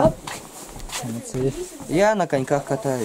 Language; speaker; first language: Russian; native; Russian